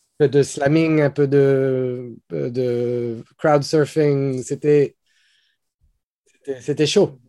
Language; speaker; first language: French; non-native, fluent; English